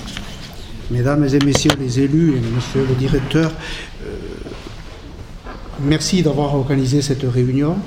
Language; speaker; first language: French; native; French